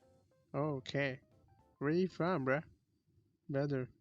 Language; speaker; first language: English; non-native, learner; Bangla